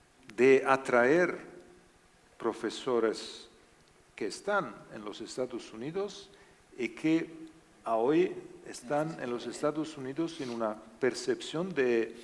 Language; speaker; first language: Spanish; non-native, learner; Italian